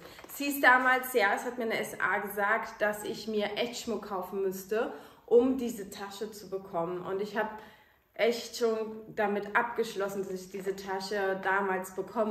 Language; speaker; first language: German; native; German